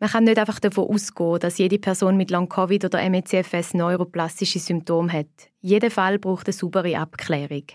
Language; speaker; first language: German; native; German